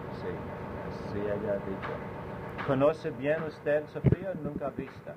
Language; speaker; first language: Spanish; non-native, learner; English